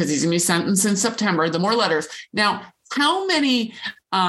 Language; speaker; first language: English; native; English